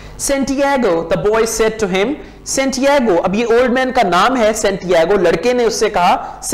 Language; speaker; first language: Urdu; non-native, local second language; Punjabi